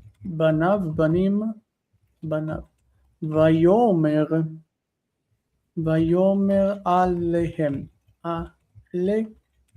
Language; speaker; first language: Hebrew; non-native, fluent; English